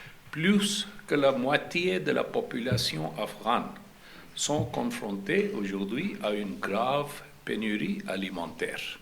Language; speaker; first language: French; non-native, fluent; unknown